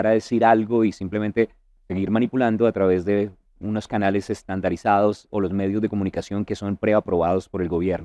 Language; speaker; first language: Spanish; native; Spanish